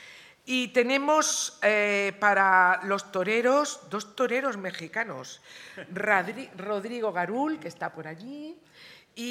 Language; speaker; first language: Spanish; native; Spanish